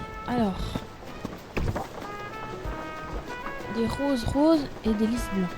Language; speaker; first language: French; non-native, fluent; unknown